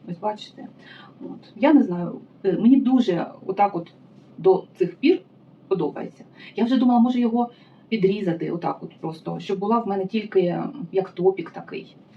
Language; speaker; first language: Ukrainian; native; Ukrainian